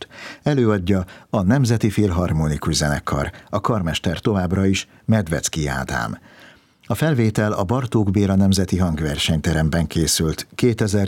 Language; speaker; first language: Hungarian; native; Hungarian